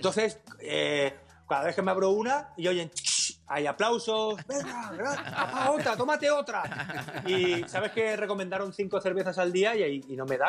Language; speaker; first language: Spanish; native; Spanish